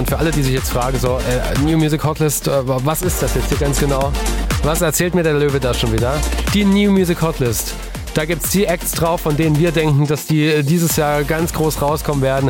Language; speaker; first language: German; native; German